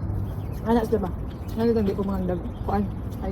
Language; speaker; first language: Filipino; non-native, local second language; Cebuano